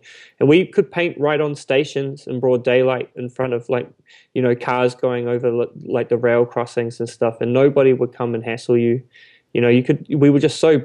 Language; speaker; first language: English; native; English